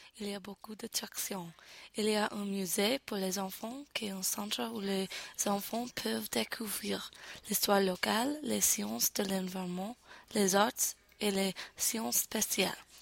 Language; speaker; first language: French; non-native, learner; English